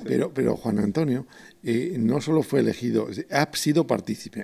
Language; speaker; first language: Spanish; native; Spanish